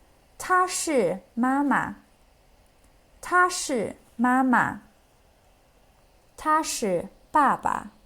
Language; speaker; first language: Chinese; non-native, fluent; English